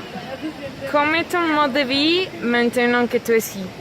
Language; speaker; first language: French; non-native, learner; Spanish